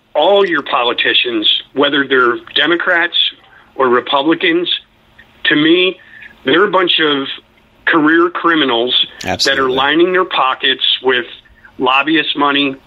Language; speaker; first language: English; native; English